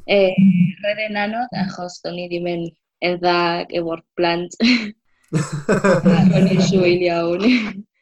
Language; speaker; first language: Welsh; non-native, fluent; Spanish